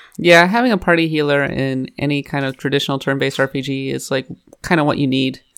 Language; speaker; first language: English; native; English